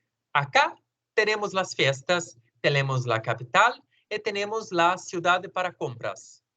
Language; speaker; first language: Spanish; non-native, learner; Portuguese